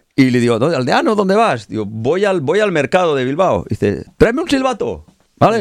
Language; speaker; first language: Spanish; non-native, local second language; Catalan